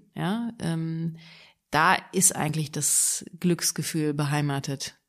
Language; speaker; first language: German; native; German